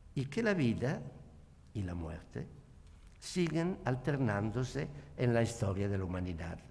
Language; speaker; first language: Spanish; non-native, learner; Italian